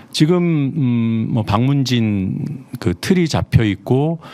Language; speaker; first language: Korean; native; Korean